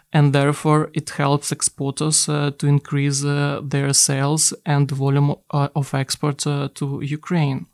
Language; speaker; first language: English; non-native, fluent; Ukrainian